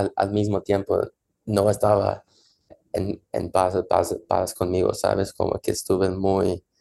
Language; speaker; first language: Spanish; early bilingual, heritage; Spanish